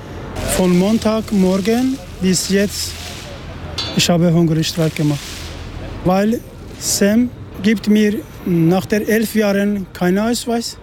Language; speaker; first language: German; non-native, learner; Persian